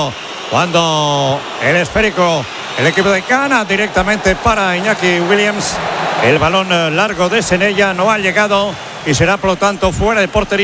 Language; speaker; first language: Spanish; native; Spanish